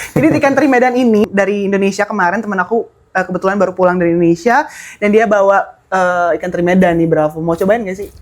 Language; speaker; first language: Indonesian; native; Indonesian